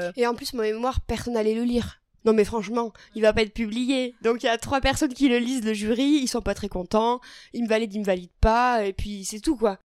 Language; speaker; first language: French; native; French